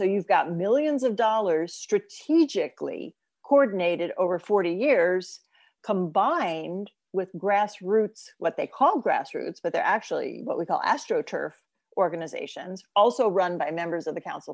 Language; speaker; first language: English; native; English